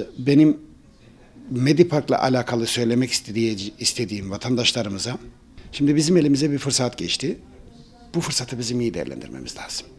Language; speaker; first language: Turkish; early bilingual, heritage; Turkish